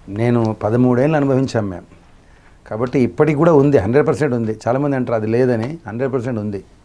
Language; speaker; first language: Telugu; native; Telugu